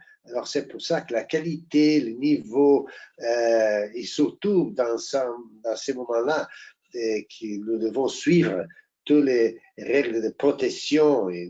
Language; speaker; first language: French; non-native, fluent; Portuguese